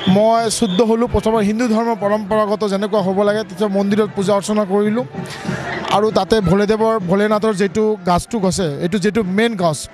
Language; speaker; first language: Assamese; non-native, local second language; Bangla